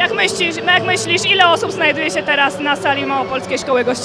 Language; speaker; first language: Polish; native; Polish